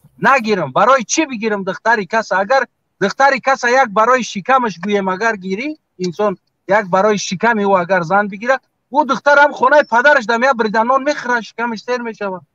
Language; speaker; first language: Tajik; native; Tajik